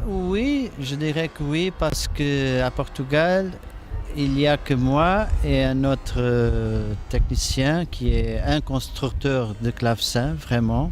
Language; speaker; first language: French; non-native, fluent; Portuguese